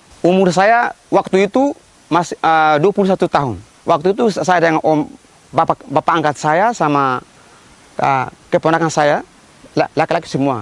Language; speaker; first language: Indonesian; non-native, local second language; Tetum